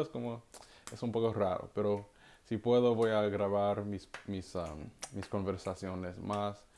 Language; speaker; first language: Spanish; non-native, learner; English